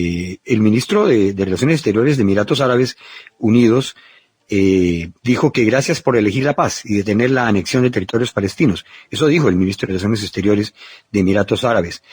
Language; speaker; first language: Spanish; native; Spanish